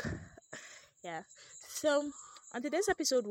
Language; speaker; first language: English; non-native, local second language; Yoruba